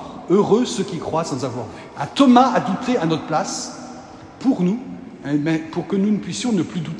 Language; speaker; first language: French; native; French